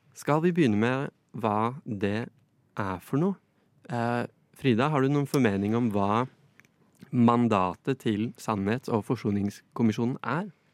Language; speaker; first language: Norwegian; native; Norwegian